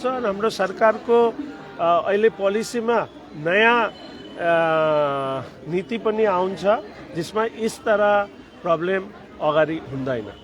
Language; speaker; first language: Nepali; non-native, local second language; Bangla